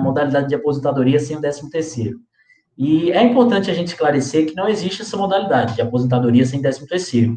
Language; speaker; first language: Portuguese; native; Portuguese